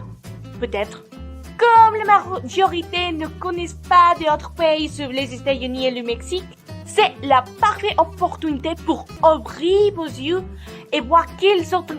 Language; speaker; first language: French; non-native, learner; Spanish